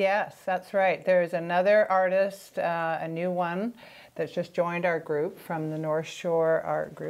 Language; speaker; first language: English; native; English